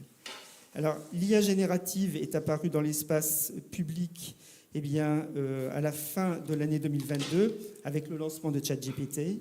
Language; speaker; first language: French; native; French